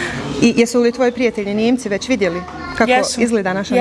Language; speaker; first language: Bosnian; native; Bosnian